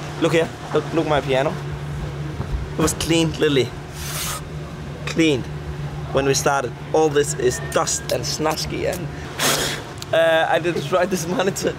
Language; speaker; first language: English; non-native, fluent; Danish